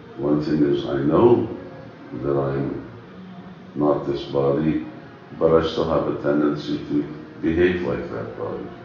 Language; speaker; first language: English; early bilingual, other home language; Hungarian